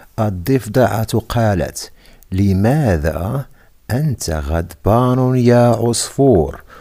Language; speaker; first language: Arabic; non-native, fluent; Indonesian